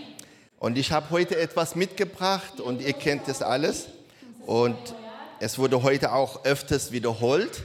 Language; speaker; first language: German; non-native, learner; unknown